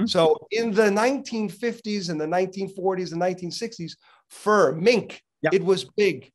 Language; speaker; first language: English; native; English